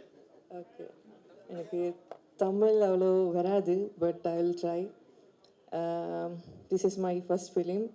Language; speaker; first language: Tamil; non-native, learner; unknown